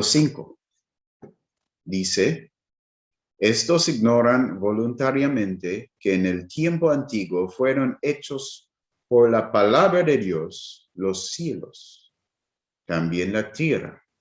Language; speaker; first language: Spanish; non-native, fluent; English